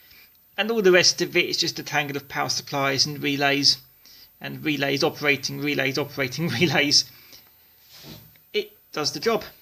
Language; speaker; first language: English; native; English